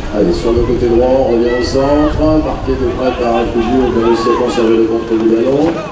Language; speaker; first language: French; native; French